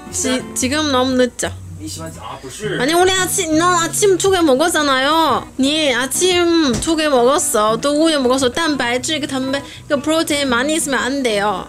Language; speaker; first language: Korean; non-native, learner; Chinese